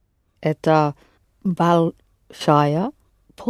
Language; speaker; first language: Russian; non-native, learner; English